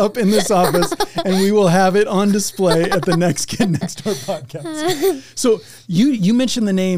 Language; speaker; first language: English; native; English